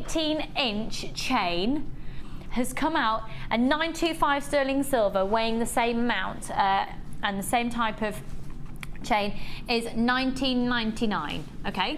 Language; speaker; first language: English; native; English